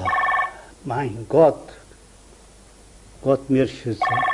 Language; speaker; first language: German; non-native, learner; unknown